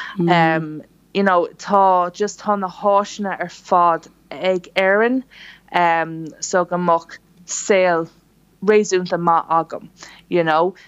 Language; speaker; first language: Irish; non-native, local second language; English